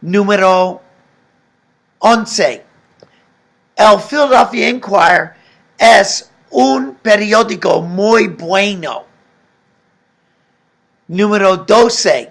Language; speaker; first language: Spanish; non-native, fluent; English